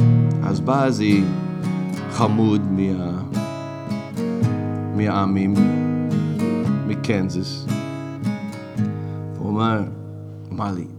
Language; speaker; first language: Hebrew; non-native, fluent; English